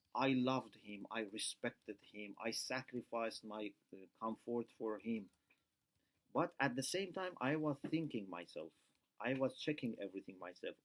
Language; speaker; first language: English; non-native, fluent; Persian